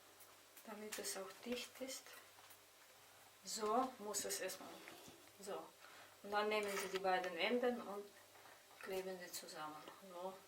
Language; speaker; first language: German; non-native, fluent; Russian